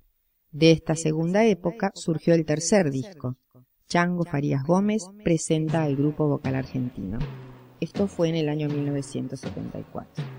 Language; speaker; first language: Spanish; native; Spanish